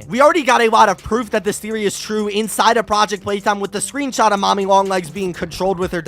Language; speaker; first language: English; native; English